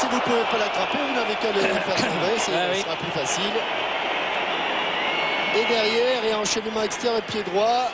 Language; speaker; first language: French; native; French